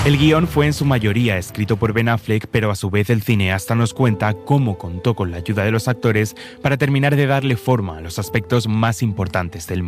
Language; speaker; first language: Spanish; native; Spanish